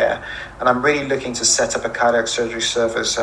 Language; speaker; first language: English; non-native, local second language; Akan